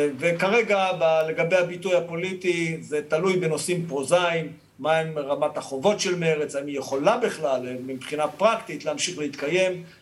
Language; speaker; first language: Hebrew; native; Hebrew